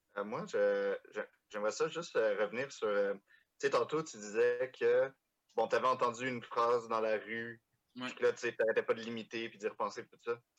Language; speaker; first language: French; native; French